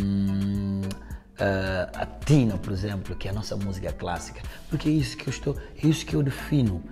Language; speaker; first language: Portuguese; non-native, local second language; Upper Guinea Crioulo